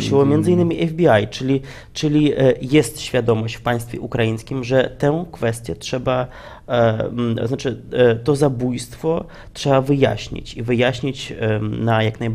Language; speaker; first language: Polish; non-native, fluent; Ukrainian